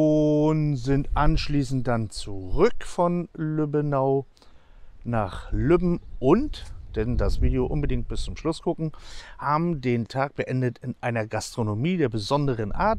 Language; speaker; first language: German; native; German